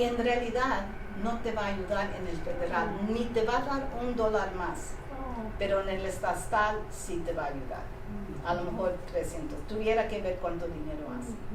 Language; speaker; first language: Spanish; early bilingual, heritage; Spanish